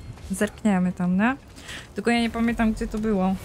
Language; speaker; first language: Polish; native; Polish